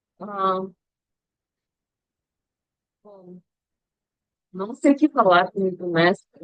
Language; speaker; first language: Portuguese; non-native, learner; Spanish